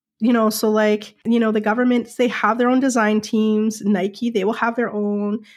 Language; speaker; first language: English; native; English